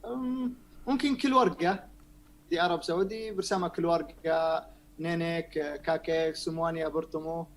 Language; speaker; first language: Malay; non-native, learner; Arabic